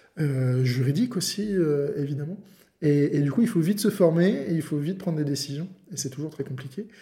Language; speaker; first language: French; native; French